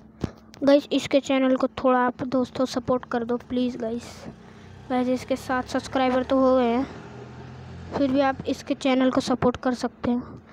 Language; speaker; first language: Hindi; native; Hindi